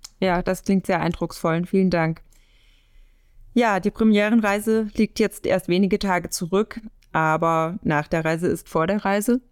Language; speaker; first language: German; native; German